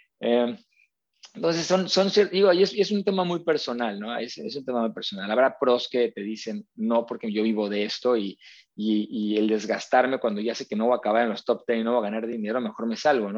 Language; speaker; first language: Spanish; native; Spanish